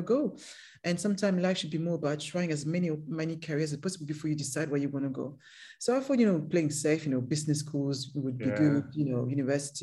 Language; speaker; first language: English; non-native, fluent; French